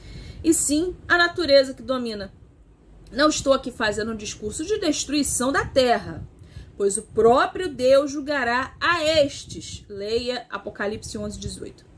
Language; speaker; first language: Portuguese; native; Portuguese